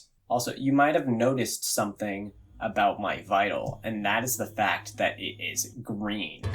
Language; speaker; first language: English; native; English